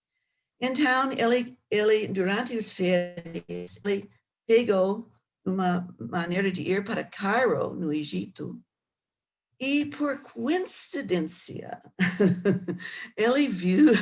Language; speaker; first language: Portuguese; non-native, learner; English